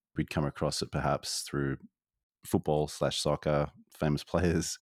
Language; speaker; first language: English; native; English